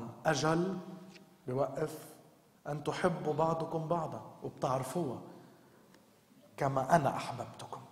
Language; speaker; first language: Arabic; native; Arabic